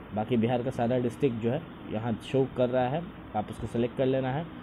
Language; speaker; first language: Hindi; native; Hindi